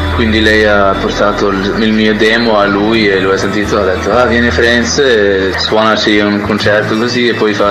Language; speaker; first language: Italian; non-native, fluent; Norwegian